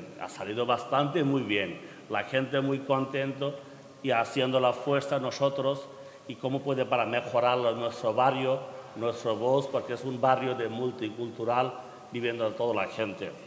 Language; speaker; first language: Spanish; non-native, learner; Bangla